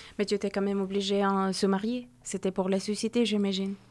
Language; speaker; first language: French; non-native, learner; Persian